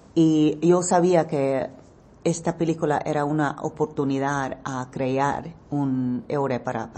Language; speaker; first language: Spanish; non-native, learner; English